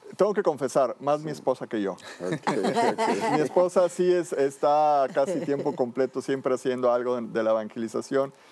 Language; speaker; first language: Spanish; native; Spanish